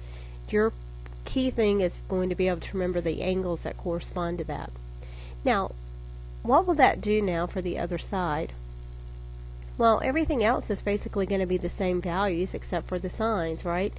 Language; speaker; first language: English; native; English